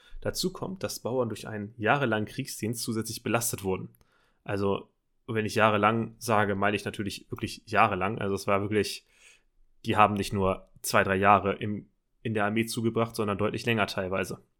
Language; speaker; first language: German; native; German